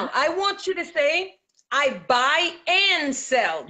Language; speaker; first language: English; non-native, fluent; Haitian Creole